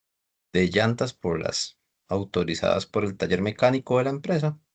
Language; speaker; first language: Spanish; native; Spanish